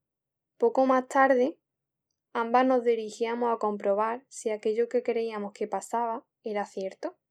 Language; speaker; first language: Spanish; native; Spanish